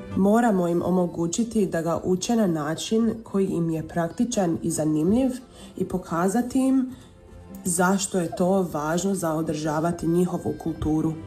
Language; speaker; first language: Croatian; early bilingual, heritage; Croatian